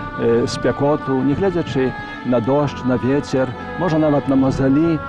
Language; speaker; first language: Belarusian; native; Belarusian